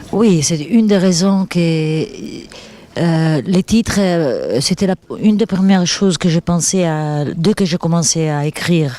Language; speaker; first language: French; non-native, fluent; Italian